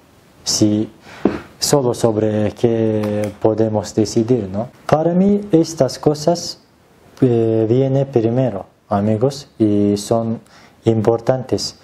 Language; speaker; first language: Spanish; non-native, learner; Turkish